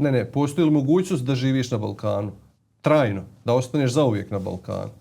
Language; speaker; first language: Bosnian; native; Bosnian